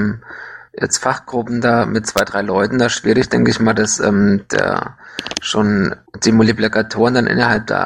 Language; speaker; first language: German; native; German